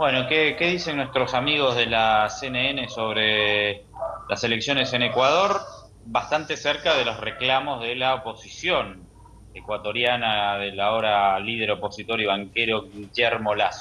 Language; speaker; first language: Spanish; native; Spanish